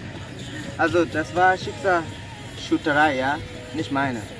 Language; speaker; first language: German; non-native, fluent; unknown